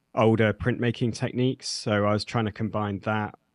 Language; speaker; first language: English; native; English